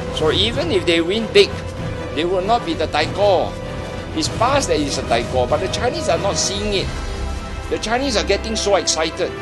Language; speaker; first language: English; non-native, local second language; Chinese